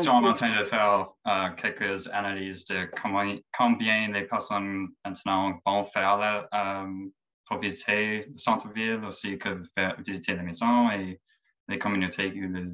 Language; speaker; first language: French; non-native, learner; English